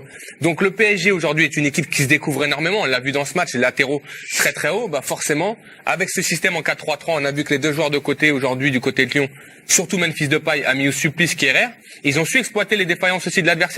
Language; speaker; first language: French; native; French